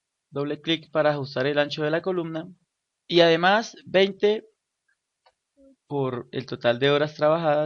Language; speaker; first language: Spanish; native; Spanish